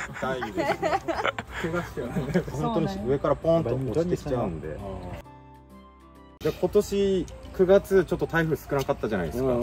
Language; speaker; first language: Japanese; native; Japanese